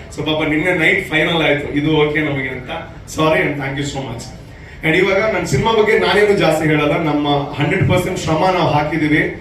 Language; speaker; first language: Kannada; non-native, local second language; Tulu